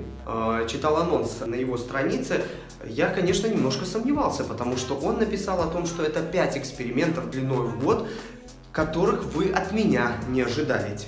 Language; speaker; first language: Russian; native; Russian